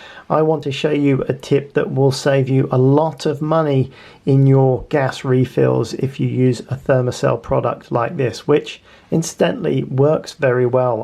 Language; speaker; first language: English; native; English